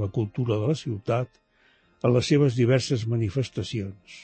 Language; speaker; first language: Catalan; native; Catalan